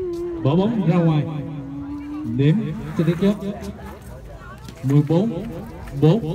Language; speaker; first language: Vietnamese; native; Vietnamese